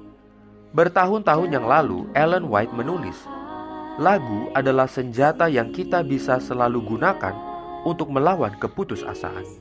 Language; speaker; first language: Indonesian; native; Indonesian